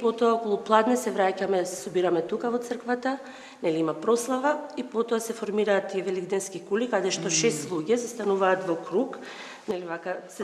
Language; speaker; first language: Macedonian; native; Macedonian